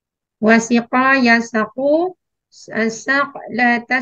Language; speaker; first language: Arabic; non-native, learner; Malay